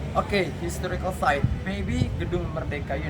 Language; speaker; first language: English; non-native, learner; Indonesian